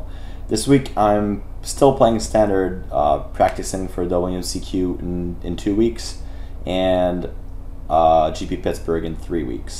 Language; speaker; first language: English; non-native, local second language; French